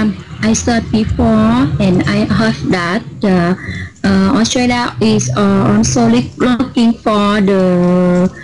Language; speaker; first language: English; non-native, learner; Vietnamese